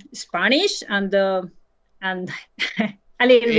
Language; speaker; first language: English; non-native, learner; Spanish